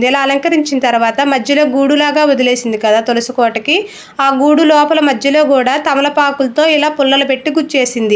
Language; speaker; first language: Telugu; native; Telugu